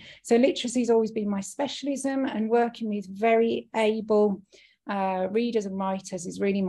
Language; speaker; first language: English; native; English